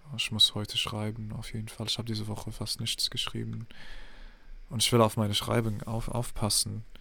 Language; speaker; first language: German; non-native, fluent; English